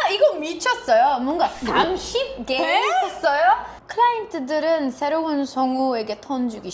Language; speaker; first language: Korean; non-native, fluent; English